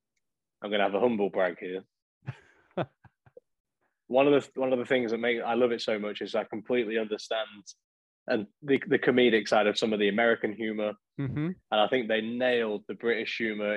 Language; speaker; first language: English; native; English